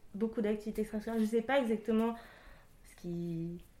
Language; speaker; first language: French; native; French